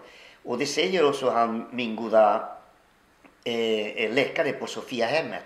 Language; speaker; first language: Swedish; non-native, fluent; Spanish